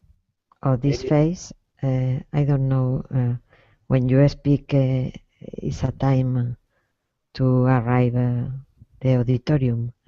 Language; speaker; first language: English; non-native, learner; Spanish